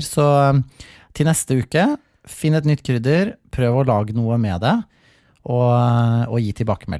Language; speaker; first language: Norwegian; native; Norwegian